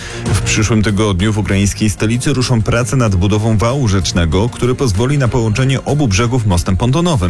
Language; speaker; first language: Polish; native; Polish